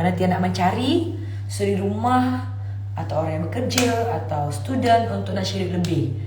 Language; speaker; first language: Malay; native; Malay